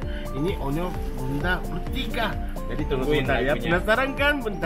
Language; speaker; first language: Indonesian; non-native, fluent; Japanese